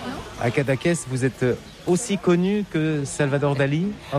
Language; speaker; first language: French; native; French